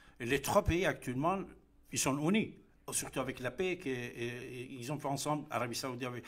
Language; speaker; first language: French; non-native, fluent; Persian